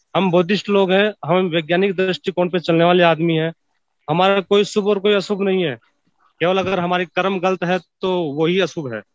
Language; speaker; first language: Hindi; native; Hindi